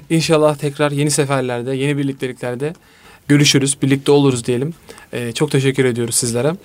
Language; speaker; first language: Turkish; native; Turkish